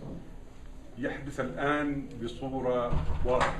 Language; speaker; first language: Arabic; native; Arabic